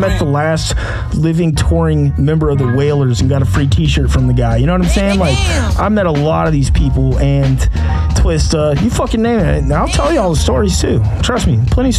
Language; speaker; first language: English; native; English